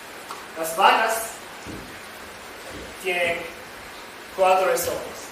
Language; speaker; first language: Spanish; non-native, learner; Japanese